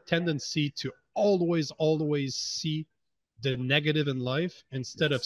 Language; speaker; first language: English; native; English